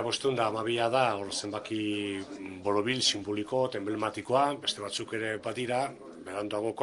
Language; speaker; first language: Basque; native; Basque